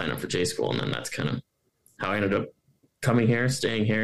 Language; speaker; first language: English; native; English